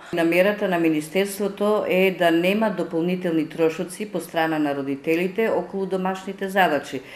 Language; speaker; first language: Macedonian; native; Macedonian